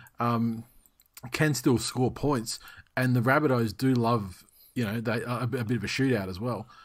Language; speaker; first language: English; native; English